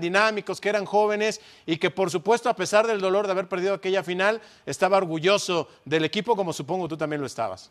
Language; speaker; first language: Spanish; native; Spanish